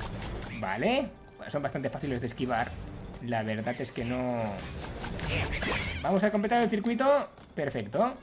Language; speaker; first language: Spanish; native; Spanish